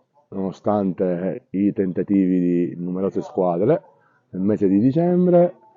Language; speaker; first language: Italian; native; Italian